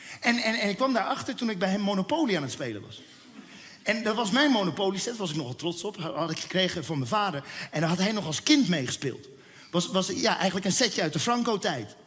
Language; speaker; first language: Dutch; early bilingual, other home language; Spanish